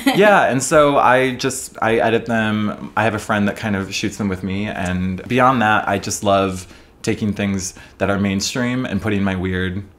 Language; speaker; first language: English; native; English